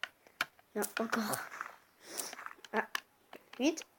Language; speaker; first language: French; native; French